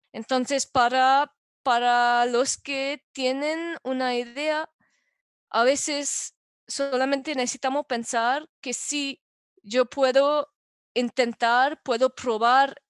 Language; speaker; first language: Spanish; non-native, fluent; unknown